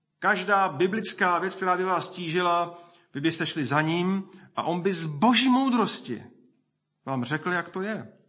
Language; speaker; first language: Czech; native; Czech